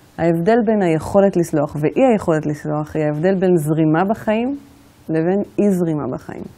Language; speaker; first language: Hebrew; native; Hebrew